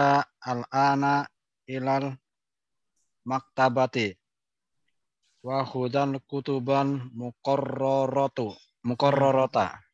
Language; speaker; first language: Arabic; non-native, learner; Indonesian